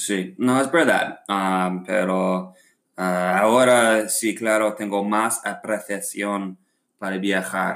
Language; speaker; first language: Spanish; non-native, learner; English